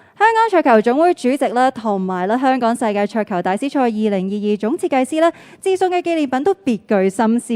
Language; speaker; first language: Cantonese; native; Cantonese